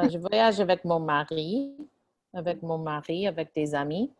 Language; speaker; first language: French; non-native, fluent; English